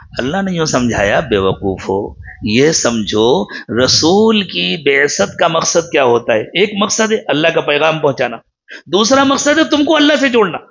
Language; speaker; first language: Urdu; native; Urdu